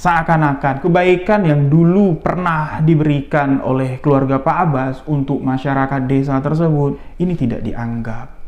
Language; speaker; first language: Indonesian; native; Indonesian